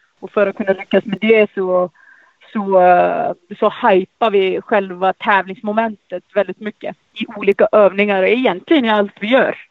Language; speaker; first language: Swedish; non-native, fluent; Icelandic